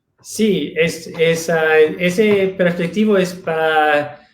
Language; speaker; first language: Spanish; non-native, fluent; English